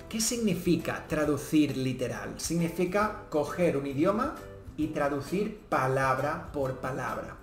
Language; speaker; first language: Spanish; native; Spanish